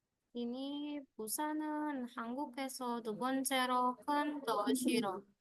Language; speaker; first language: Korean; non-native, fluent; Indonesian